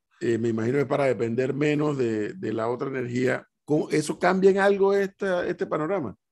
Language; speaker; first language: Spanish; native; Spanish